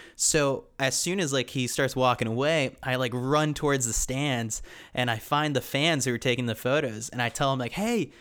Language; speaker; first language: English; native; English